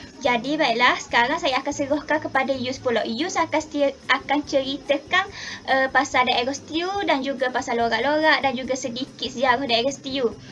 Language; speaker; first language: Malay; native; Malay